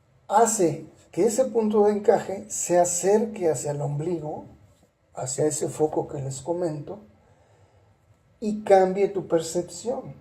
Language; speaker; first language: Spanish; native; Spanish